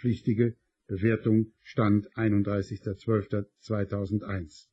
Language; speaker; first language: German; native; German